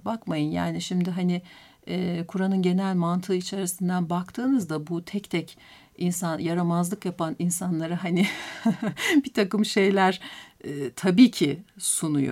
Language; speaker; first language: Turkish; native; Turkish